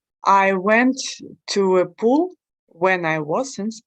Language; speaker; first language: English; non-native, learner; Russian